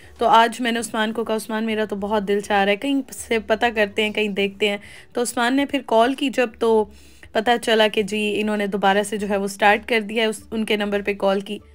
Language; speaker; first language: Urdu; native; Urdu